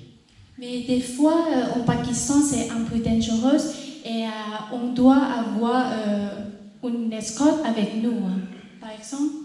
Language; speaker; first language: French; non-native, learner; Thai